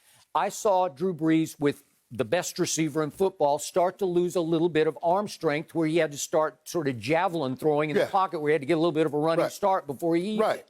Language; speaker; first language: English; native; English